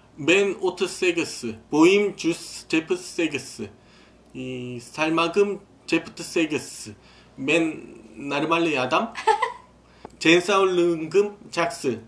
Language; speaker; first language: Kazakh; non-native, learner; Korean